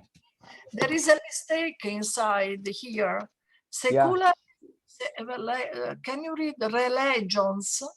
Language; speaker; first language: English; non-native, learner; Italian